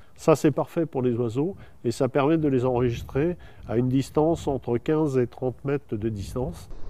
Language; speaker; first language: French; native; French